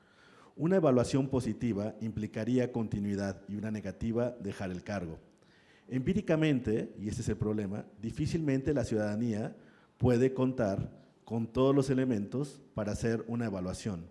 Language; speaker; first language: Spanish; native; Spanish